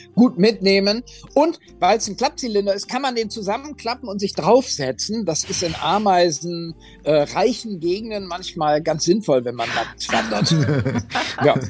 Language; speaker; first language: German; native; German